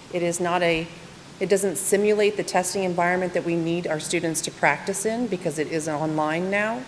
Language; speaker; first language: English; native; English